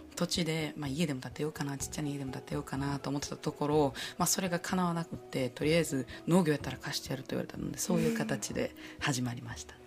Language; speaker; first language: Japanese; native; Japanese